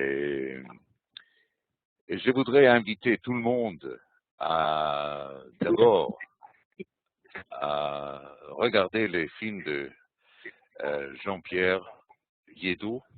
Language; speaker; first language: French; non-native, fluent; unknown